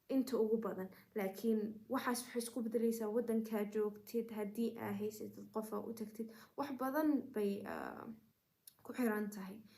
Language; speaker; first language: Somali; early bilingual, heritage; Somali